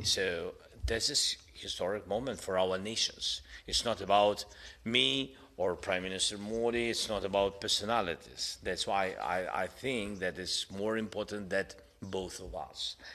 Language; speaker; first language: English; non-native, fluent; Russian